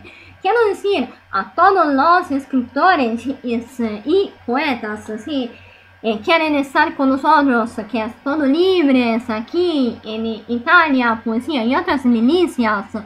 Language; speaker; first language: Spanish; non-native, fluent; Italian